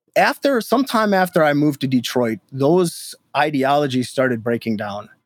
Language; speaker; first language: English; native; English